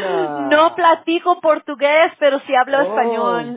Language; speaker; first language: Spanish; early bilingual, heritage; Spanish